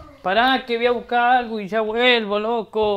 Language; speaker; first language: Spanish; native; Spanish